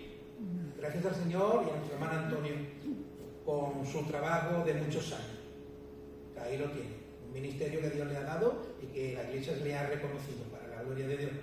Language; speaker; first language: Spanish; native; Spanish